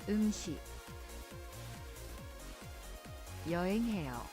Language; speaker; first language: Korean; non-native, learner; English